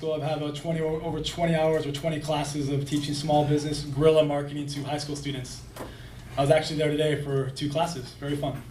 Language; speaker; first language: English; native; English